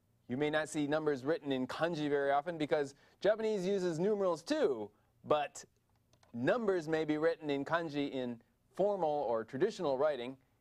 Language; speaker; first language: English; native; English